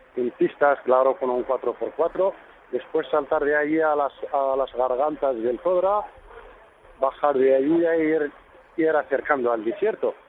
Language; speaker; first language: Spanish; non-native, fluent; Arabic